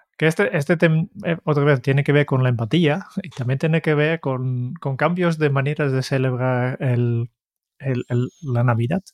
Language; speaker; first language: Spanish; non-native, fluent; Dutch